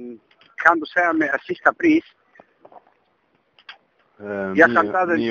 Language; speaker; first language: Swedish; non-native, learner; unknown